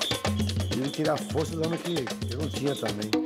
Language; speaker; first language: Portuguese; native; Portuguese